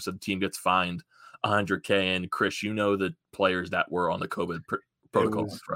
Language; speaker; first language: English; native; English